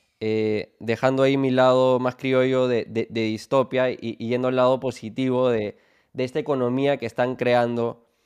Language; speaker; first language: Spanish; native; Spanish